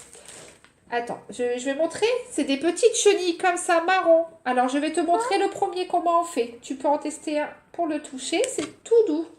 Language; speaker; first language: French; native; French